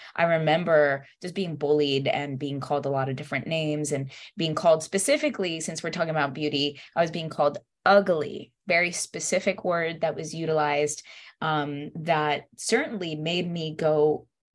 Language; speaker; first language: English; early bilingual, other home language; Spanish